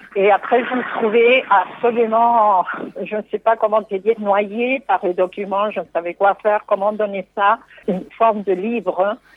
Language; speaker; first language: French; non-native, fluent; Spanish